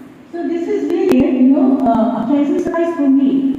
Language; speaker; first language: English; non-native, local second language; Bangla